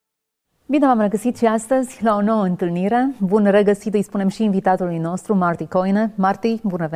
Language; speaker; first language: Romanian; native; Romanian